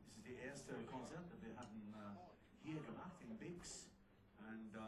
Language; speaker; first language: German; non-native, learner; English